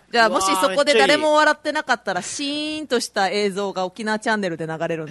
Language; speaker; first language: Japanese; native; Japanese